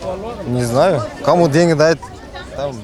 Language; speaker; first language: Russian; non-native, local second language; Kyrgyz